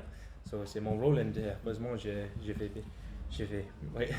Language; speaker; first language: French; non-native, learner; English